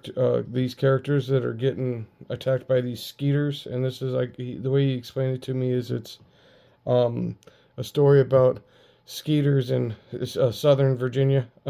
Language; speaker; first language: English; native; English